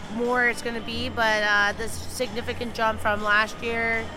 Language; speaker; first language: English; native; English